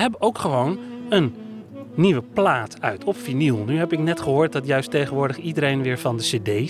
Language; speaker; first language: Dutch; native; Dutch